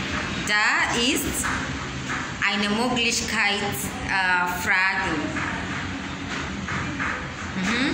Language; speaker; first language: German; non-native, learner; English